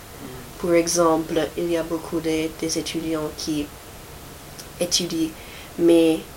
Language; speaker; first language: French; non-native, learner; English